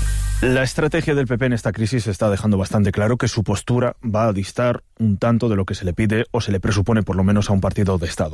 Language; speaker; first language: Spanish; native; Spanish